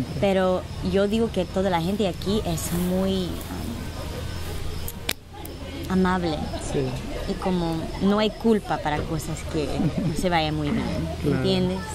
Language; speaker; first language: Spanish; early bilingual, heritage; Spanish